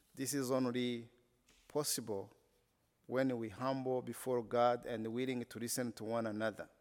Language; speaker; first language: English; non-native, local second language; Kinyarwanda